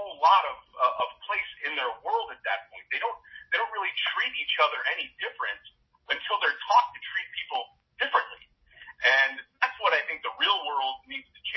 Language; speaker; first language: English; native; English